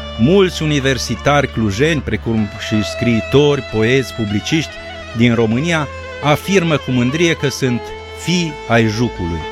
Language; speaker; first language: Romanian; native; Romanian